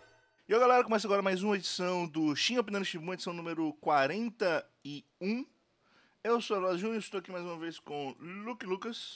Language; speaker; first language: Portuguese; native; Portuguese